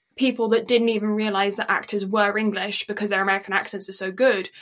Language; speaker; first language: English; native; English